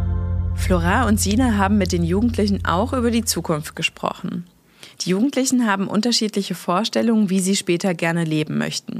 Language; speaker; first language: German; native; German